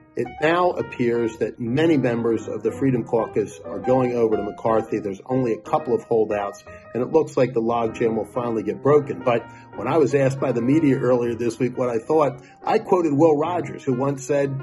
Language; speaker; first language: English; native; English